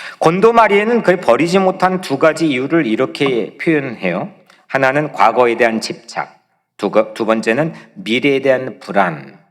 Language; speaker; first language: Korean; native; Korean